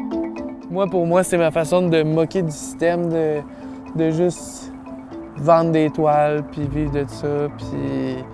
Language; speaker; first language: French; native; French